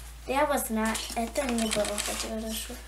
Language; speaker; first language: Russian; early bilingual, heritage; Russian